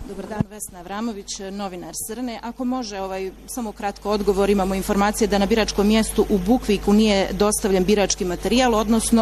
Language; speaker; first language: Bosnian; native; Bosnian